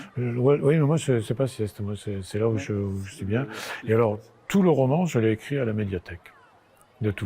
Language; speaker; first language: French; native; French